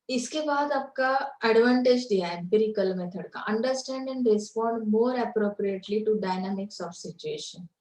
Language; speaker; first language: Hindi; non-native, local second language; Marathi